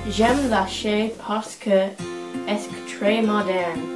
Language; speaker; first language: French; non-native, learner; English